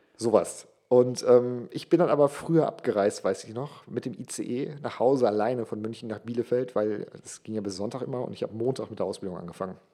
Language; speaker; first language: German; non-native, local second language; English